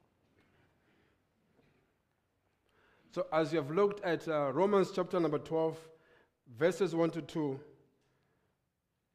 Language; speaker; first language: English; non-native, local second language; Nyanja